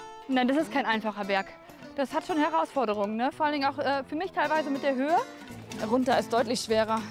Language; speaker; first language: German; native; German